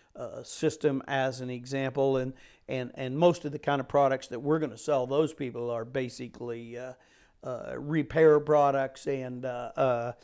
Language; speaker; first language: English; native; English